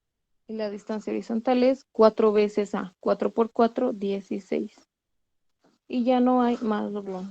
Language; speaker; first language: Spanish; native; Spanish